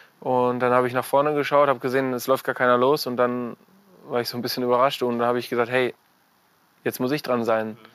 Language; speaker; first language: German; native; German